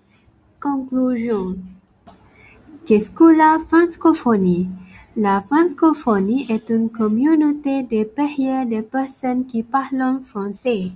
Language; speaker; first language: French; non-native, learner; Malay